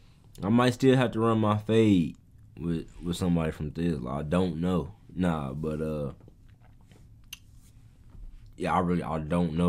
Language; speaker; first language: English; native; English